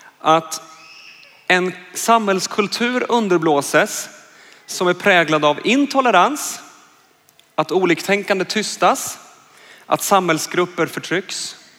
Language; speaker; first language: Swedish; native; Swedish